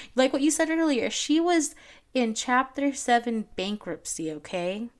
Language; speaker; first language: English; non-native, local second language; Filipino